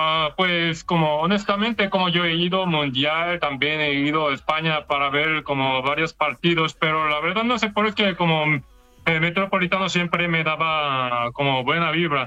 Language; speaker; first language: Spanish; non-native, learner; Korean